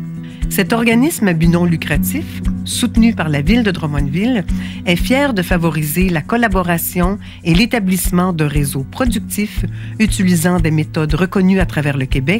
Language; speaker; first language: French; native; French